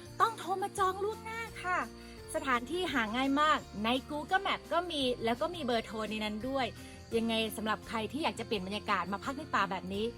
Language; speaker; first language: Thai; native; Thai